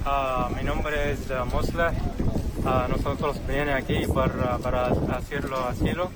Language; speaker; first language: Spanish; non-native, learner; Arabic